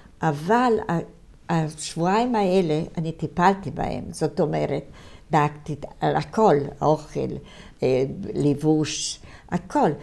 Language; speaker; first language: Hebrew; non-native, fluent; Italian